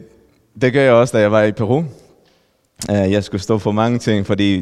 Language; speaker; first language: Danish; non-native, fluent; Spanish